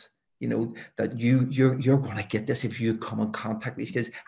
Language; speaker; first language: English; native; English